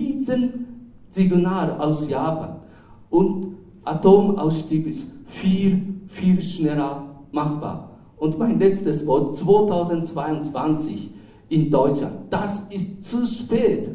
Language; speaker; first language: German; non-native, fluent; Japanese